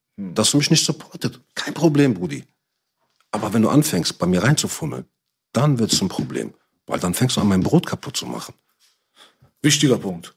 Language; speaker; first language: German; early bilingual, other home language; Arabic